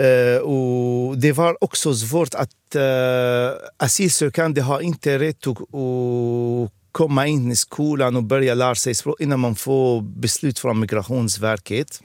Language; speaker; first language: Swedish; non-native, fluent; Arabic